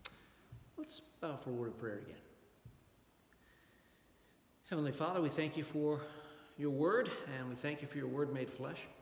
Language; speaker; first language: English; native; English